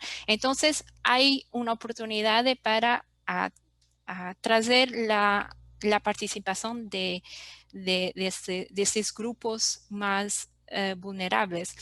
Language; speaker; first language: Spanish; non-native, fluent; Portuguese